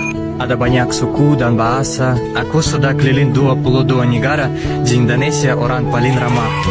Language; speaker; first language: Indonesian; non-native, learner; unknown